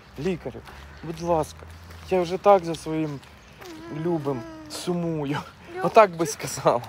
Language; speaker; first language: Ukrainian; non-native, local second language; Russian